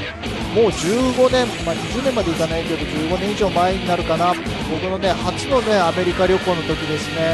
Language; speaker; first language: Japanese; native; Japanese